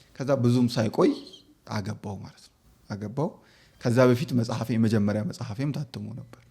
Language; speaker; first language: Amharic; native; Amharic